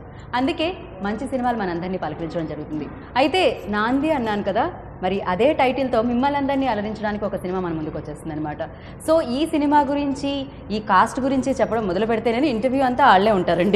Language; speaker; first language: Telugu; native; Telugu